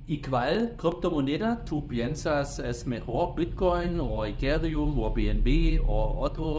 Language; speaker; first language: Spanish; non-native, learner; German